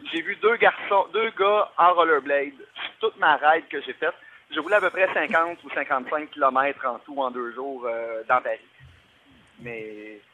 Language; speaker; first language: French; native; French